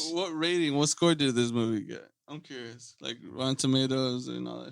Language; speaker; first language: English; native; English